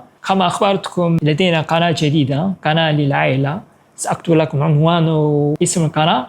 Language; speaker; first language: Arabic; non-native, fluent; Korean